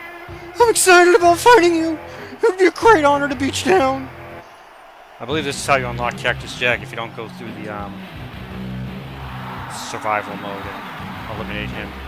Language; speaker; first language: English; native; English